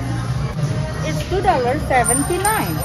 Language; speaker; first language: English; non-native, learner; Indonesian